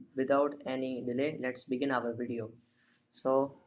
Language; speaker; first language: English; non-native, local second language; Urdu